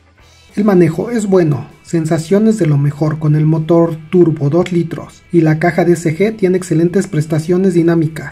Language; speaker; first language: Spanish; native; Spanish